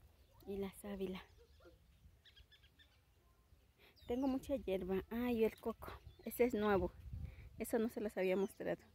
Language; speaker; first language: Spanish; native; Spanish